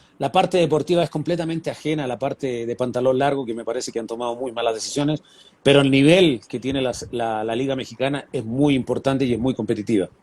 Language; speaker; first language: Spanish; native; Spanish